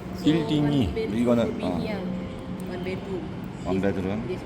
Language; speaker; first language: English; non-native, learner; Korean